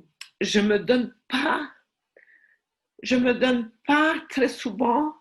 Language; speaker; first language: French; non-native, fluent; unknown